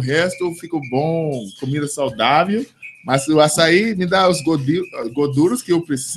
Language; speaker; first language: Portuguese; non-native, fluent; English